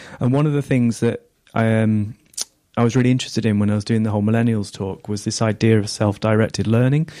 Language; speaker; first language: English; native; English